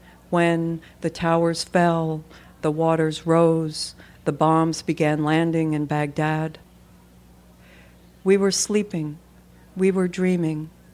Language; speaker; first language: English; native; English